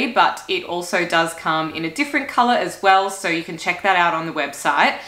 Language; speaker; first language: English; native; English